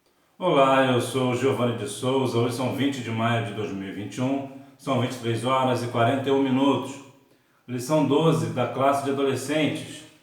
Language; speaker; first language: Portuguese; native; Portuguese